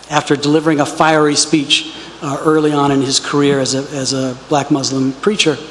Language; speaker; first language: English; native; English